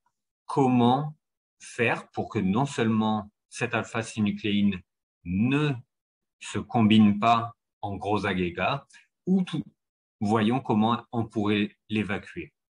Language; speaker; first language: French; native; French